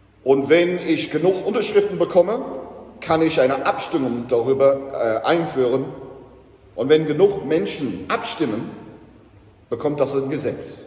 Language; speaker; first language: German; non-native, fluent; English